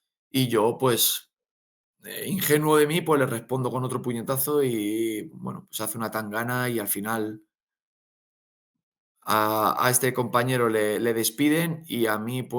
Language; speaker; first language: Spanish; native; Spanish